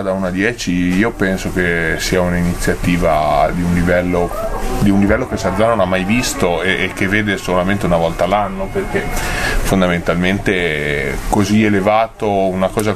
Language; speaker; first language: Italian; native; Italian